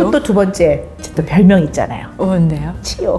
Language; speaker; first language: Korean; native; Korean